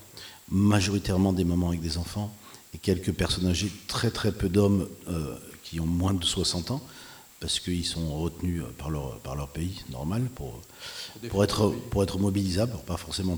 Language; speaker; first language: French; native; French